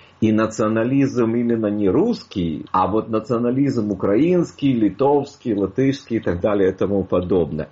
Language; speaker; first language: Russian; native; Russian